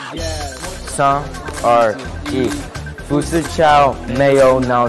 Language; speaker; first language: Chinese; non-native, learner; English